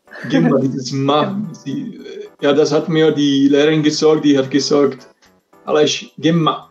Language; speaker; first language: German; non-native, fluent; Czech